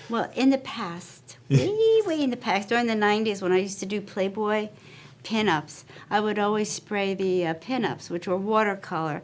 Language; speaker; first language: English; native; English